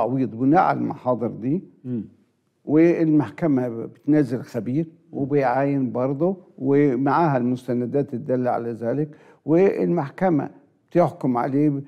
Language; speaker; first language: Arabic; native; Arabic